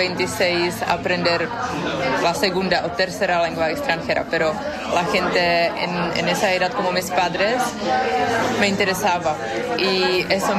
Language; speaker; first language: Spanish; non-native, fluent; Czech